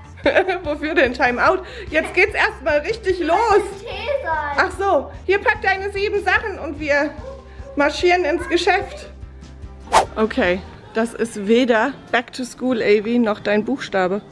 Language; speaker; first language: German; native; German